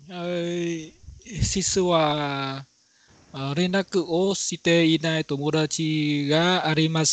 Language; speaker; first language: Japanese; non-native, learner; Vietnamese